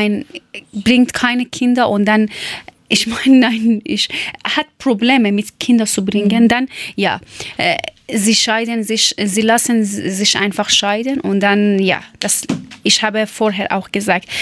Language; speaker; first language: German; non-native, learner; Persian